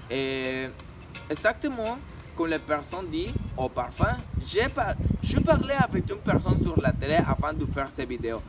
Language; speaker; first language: French; non-native, learner; Spanish